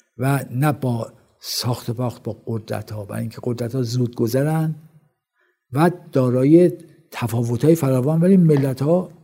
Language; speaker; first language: Persian; native; Persian